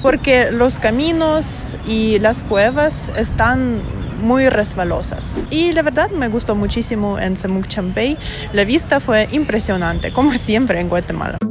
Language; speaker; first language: Spanish; non-native, fluent; Russian